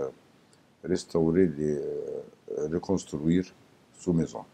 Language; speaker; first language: French; non-native, learner; Arabic